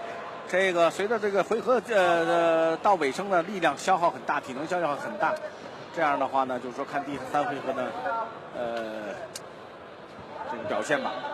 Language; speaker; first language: Chinese; native; Chinese